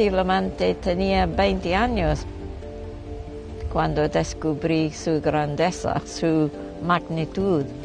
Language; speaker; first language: Spanish; non-native, local second language; English